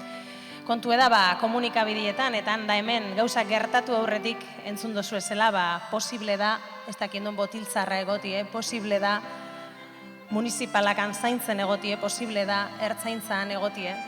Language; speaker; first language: Basque; native; Basque